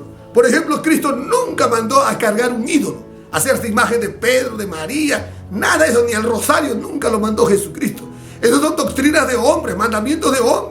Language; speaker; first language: Spanish; native; Spanish